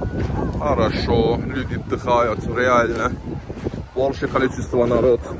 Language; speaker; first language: Russian; non-native, learner; Turkish